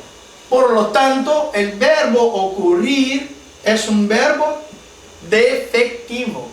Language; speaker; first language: Spanish; non-native, fluent; Portuguese